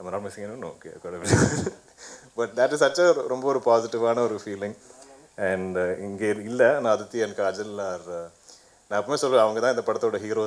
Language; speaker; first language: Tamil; non-native, fluent; Malayalam